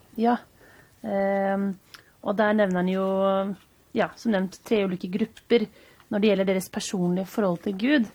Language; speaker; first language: Norwegian; native; Norwegian